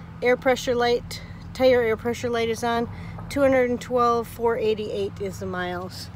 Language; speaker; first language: English; native; English